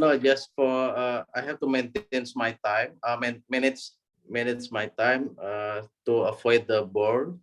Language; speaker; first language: English; non-native, learner; Indonesian